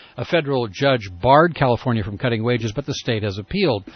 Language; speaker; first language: English; native; English